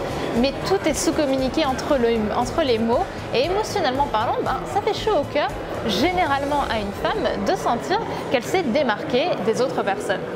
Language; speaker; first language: French; native; French